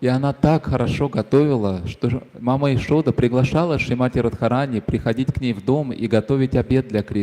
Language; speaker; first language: Russian; native; Russian